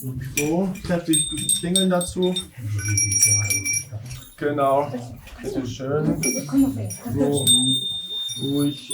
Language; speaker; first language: German; native; German